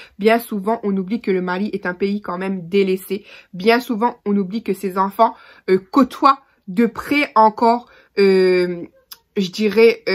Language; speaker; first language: French; native; French